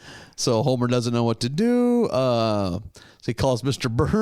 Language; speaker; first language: English; native; English